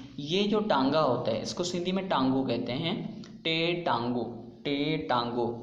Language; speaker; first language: Urdu; non-native, local second language; Sindhi